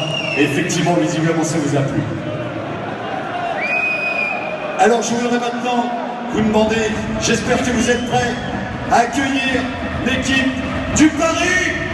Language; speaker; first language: French; native; French